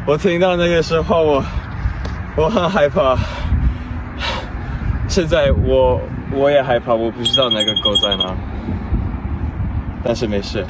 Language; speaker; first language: Chinese; non-native, learner; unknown